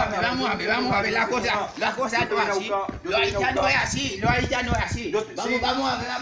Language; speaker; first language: Spanish; non-native, learner; Haitian Creole